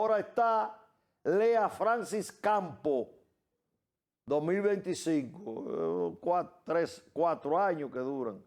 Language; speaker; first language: Spanish; native; Spanish